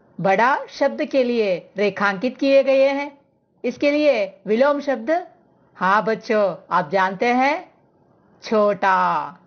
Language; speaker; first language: Hindi; non-native, local second language; Telugu